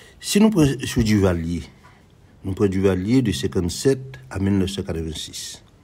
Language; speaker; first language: French; non-native, local second language; Haitian Creole